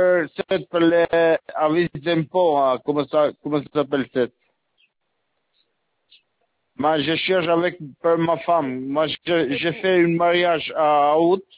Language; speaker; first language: French; non-native, learner; Albanian